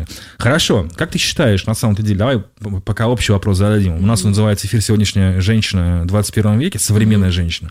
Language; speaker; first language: Russian; native; Russian